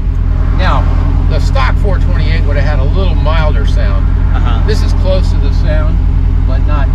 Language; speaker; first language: English; native; English